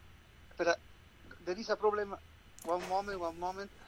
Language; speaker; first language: English; non-native, learner; Italian